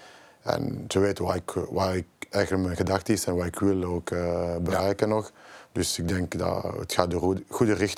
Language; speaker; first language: Dutch; non-native, local second language; French